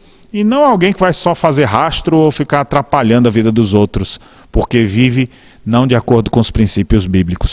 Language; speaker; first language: Portuguese; native; Portuguese